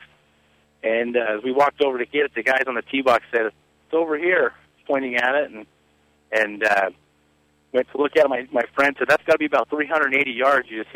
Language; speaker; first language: English; native; English